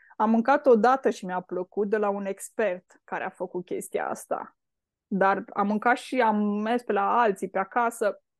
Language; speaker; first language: Romanian; native; Romanian